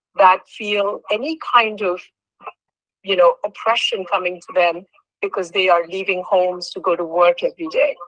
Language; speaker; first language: English; non-native, local second language; Bangla